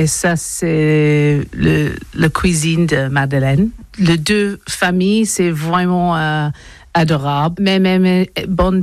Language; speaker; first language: French; non-native, learner; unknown